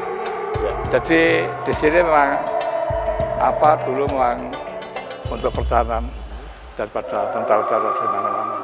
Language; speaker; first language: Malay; non-native, local second language; Javanese